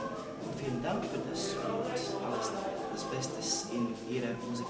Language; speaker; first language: German; non-native, learner; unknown